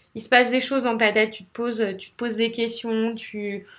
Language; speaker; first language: French; native; French